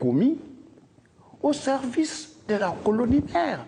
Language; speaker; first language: French; non-native, local second language; Dyula